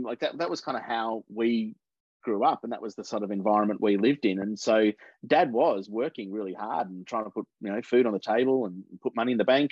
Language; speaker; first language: English; native; English